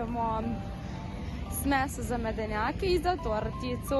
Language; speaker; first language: Bosnian; native; Bosnian